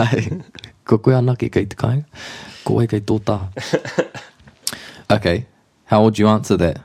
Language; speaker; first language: Māori; non-native, local second language; English